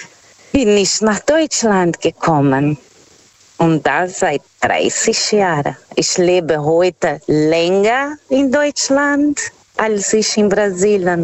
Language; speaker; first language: German; non-native, fluent; Portuguese